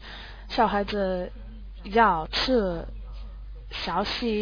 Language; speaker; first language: Chinese; non-native, learner; English